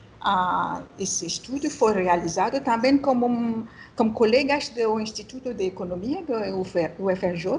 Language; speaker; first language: Portuguese; non-native, learner; French